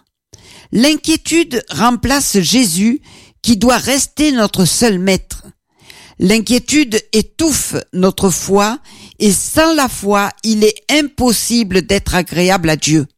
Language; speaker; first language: French; native; French